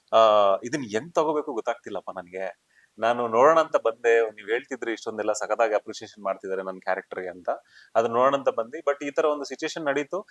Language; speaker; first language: Kannada; native; Kannada